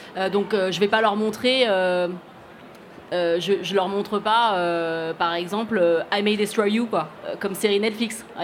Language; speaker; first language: French; early bilingual, other home language; Cantonese